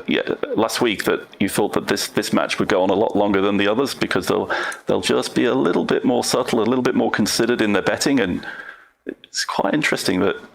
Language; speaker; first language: English; native; English